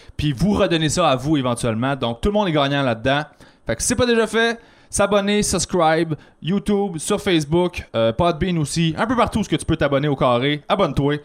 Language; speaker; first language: French; native; French